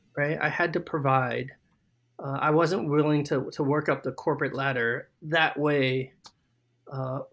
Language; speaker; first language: English; native; English